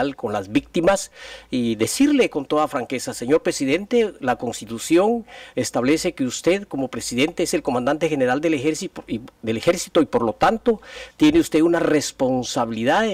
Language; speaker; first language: Spanish; native; Spanish